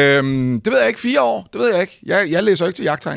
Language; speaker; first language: Danish; native; Danish